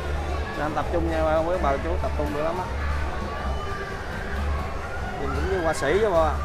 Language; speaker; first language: Vietnamese; native; Vietnamese